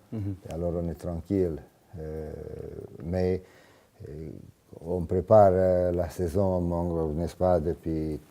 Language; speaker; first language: French; non-native, fluent; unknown